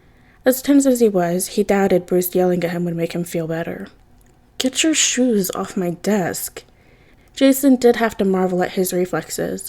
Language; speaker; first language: English; native; English